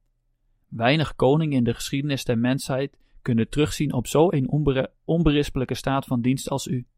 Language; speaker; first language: Dutch; native; Dutch